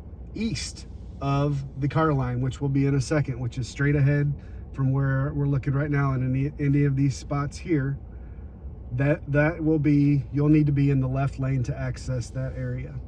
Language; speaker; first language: English; native; English